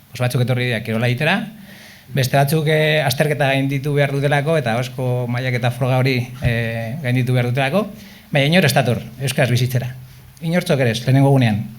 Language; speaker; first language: Basque; native; Basque